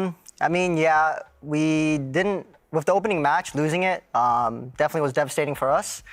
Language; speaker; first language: English; native; English